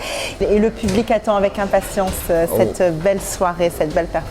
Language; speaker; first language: French; native; French